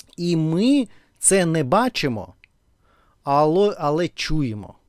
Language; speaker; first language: Ukrainian; non-native, local second language; Russian